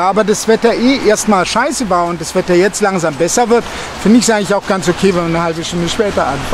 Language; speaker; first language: German; native; German